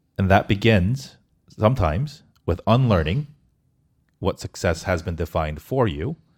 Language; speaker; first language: English; early bilingual, other home language; Korean